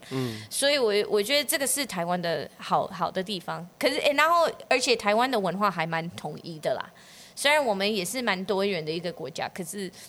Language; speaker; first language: Chinese; non-native, fluent; English